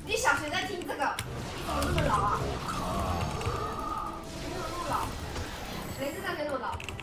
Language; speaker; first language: Chinese; native; Chinese